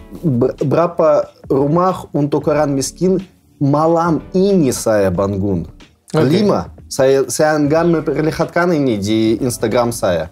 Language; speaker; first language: Indonesian; non-native, learner; Russian